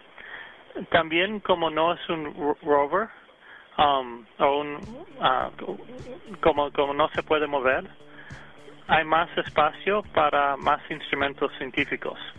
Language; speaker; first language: Spanish; early bilingual, heritage; English